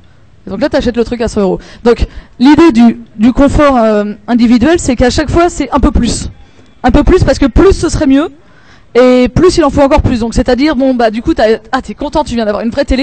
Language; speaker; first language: French; native; French